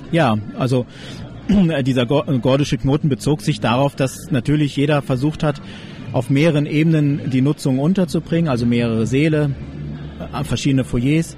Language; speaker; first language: German; native; German